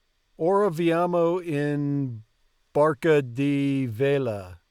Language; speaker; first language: Italian; non-native, learner; English